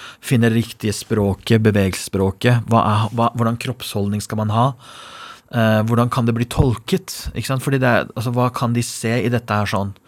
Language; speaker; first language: Norwegian; non-native, fluent; Persian